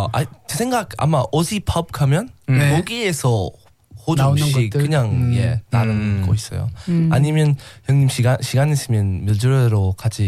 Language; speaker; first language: Korean; non-native, learner; English